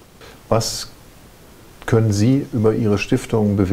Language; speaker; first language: German; native; German